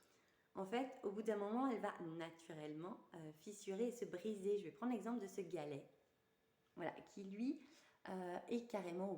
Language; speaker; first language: French; native; French